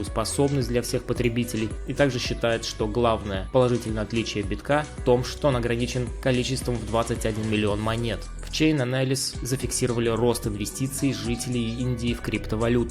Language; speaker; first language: Russian; native; Russian